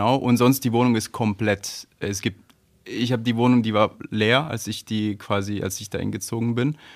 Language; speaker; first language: German; non-native, fluent; Italian